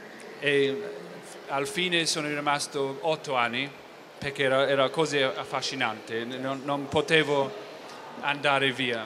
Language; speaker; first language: Italian; non-native, fluent; English